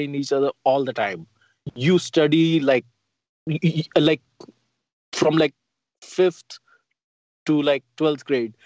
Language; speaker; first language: English; non-native, local second language; Hindi